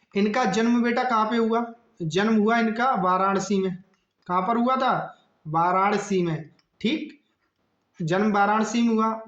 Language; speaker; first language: Hindi; native; Hindi